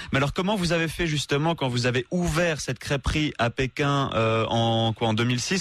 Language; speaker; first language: French; native; French